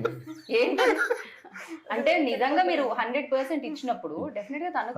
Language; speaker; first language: Telugu; native; Telugu